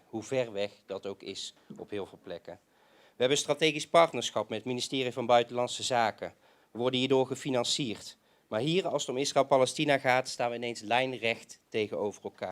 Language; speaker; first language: Dutch; native; Dutch